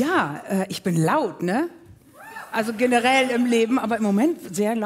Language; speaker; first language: German; native; German